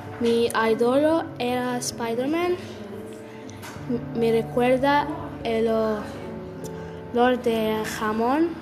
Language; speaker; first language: Spanish; non-native, learner; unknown